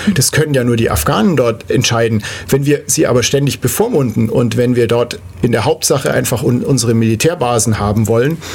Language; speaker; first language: German; native; German